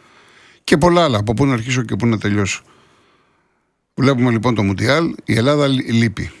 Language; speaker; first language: Greek; native; Greek